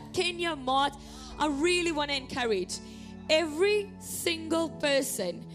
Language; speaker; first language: English; non-native, local second language; Afrikaans